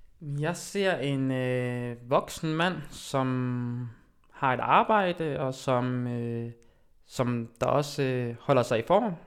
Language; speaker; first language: Danish; early bilingual, other home language; Haitian Creole